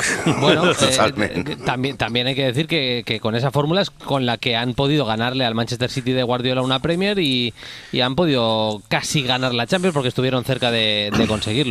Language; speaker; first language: Spanish; native; Spanish